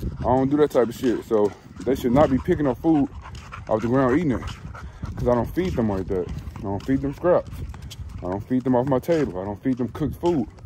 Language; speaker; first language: English; native; English